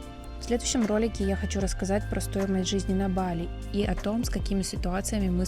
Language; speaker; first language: Russian; native; Russian